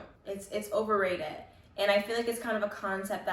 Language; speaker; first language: English; native; English